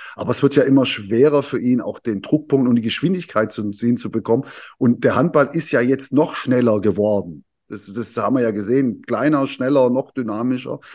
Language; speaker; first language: German; native; German